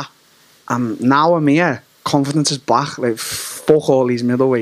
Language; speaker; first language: English; native; English